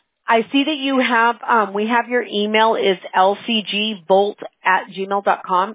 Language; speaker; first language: English; early bilingual, other home language; Spanish